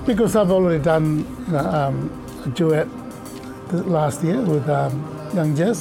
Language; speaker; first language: English; non-native, local second language; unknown